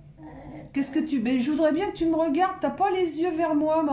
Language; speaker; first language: French; native; French